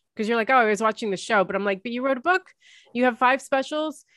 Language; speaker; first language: English; early bilingual, other home language; Arabic